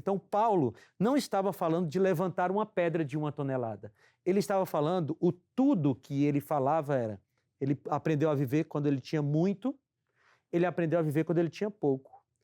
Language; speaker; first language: Portuguese; native; Portuguese